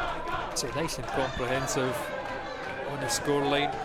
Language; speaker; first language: English; native; English